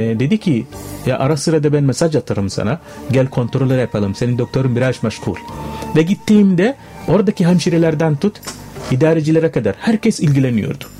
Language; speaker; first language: Turkish; non-native, fluent; Arabic